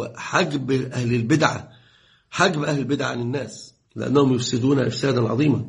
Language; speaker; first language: Arabic; native; Arabic